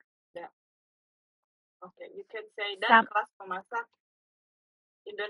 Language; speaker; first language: English; non-native, fluent; Indonesian